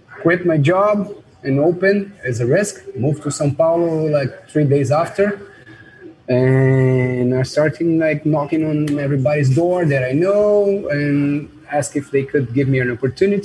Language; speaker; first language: English; non-native, fluent; Portuguese